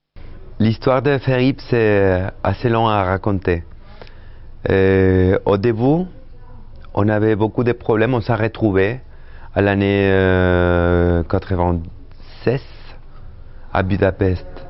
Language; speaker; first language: French; non-native, fluent; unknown